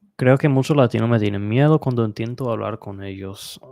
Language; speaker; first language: Spanish; non-native, fluent; English